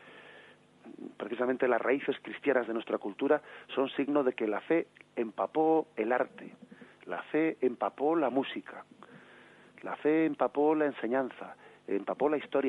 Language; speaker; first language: Spanish; native; Spanish